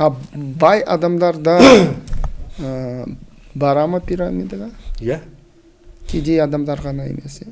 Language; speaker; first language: Kazakh; non-native, local second language; Russian